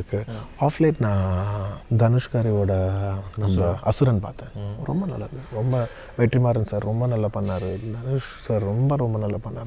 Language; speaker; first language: Tamil; non-native, local second language; Telugu